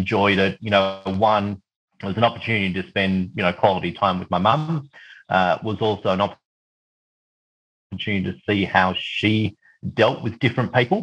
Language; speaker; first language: English; native; English